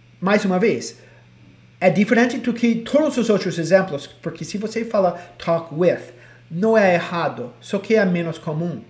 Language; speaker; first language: Portuguese; non-native, fluent; English